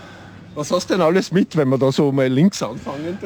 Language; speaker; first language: German; native; German